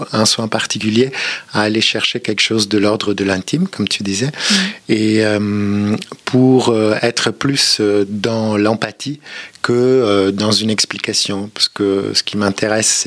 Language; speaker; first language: French; native; French